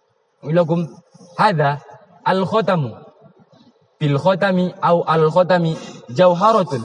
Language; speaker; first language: Arabic; non-native, learner; Indonesian